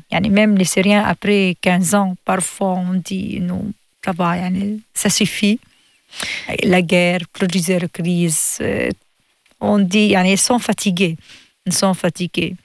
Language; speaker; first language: French; non-native, learner; Arabic